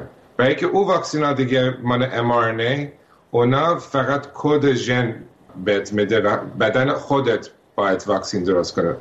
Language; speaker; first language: Persian; early bilingual, heritage; Persian